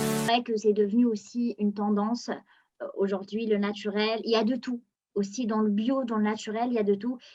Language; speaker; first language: French; non-native, local second language; Arabic